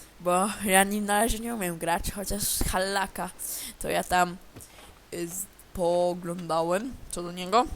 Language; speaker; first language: Polish; native; Polish